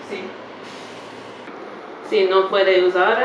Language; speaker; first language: Spanish; non-native, learner; English